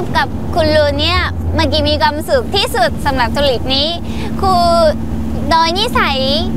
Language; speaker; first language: Thai; non-native, fluent; Japanese